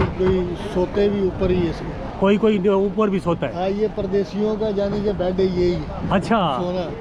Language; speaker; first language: Urdu; non-native, local second language; Sindhi